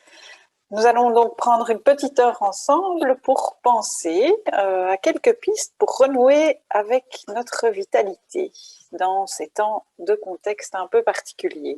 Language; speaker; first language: French; native; French